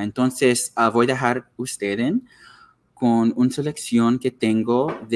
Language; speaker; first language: Spanish; non-native, learner; English